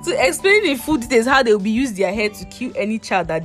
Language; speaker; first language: English; non-native, local second language; Igbo